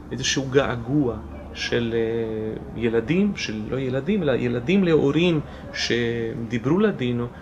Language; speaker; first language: Hebrew; non-native, fluent; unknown